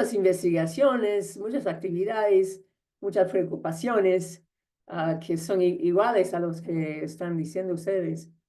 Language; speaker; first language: Spanish; non-native, fluent; English